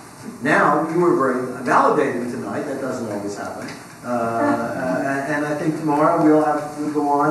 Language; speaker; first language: English; native; English